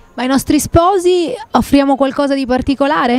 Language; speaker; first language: Italian; native; Italian